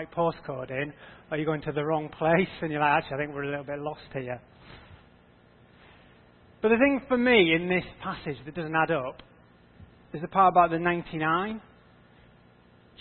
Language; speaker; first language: English; native; English